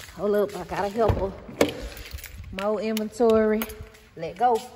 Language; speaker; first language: English; native; English